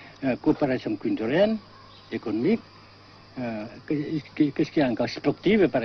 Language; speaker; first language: French; non-native, fluent; Vietnamese